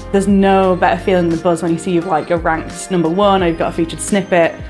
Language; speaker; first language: English; native; English